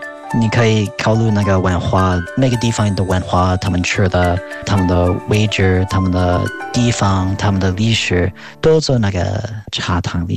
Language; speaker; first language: Chinese; non-native, fluent; English